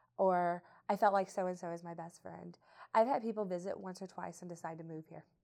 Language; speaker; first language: English; native; English